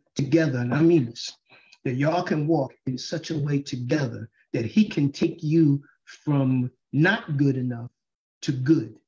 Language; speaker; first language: English; native; English